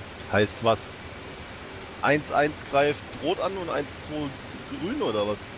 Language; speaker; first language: German; native; German